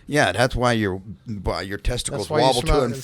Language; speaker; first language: English; native; English